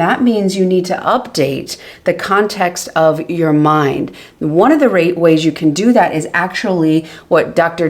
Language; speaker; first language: English; native; English